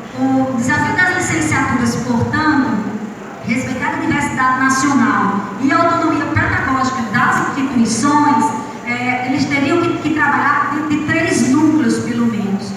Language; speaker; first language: Portuguese; native; Portuguese